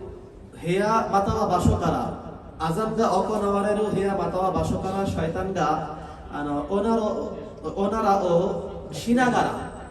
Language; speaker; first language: Japanese; non-native, learner; Bangla